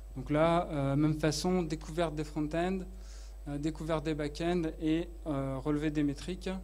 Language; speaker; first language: French; native; French